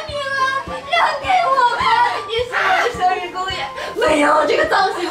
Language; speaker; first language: Chinese; native; Chinese